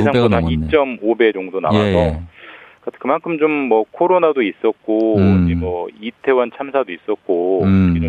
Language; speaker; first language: Korean; native; Korean